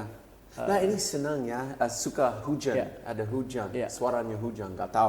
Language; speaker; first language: Indonesian; non-native, fluent; English